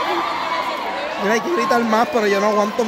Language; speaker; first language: Spanish; native; Spanish